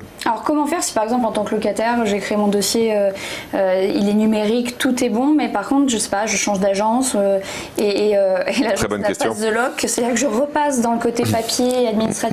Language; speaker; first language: French; native; French